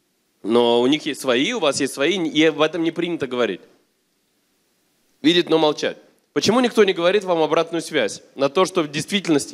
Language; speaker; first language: Russian; native; Russian